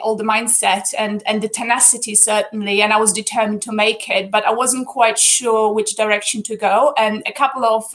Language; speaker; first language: English; non-native, fluent; Polish